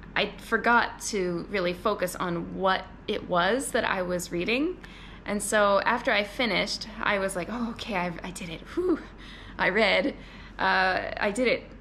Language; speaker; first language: English; native; English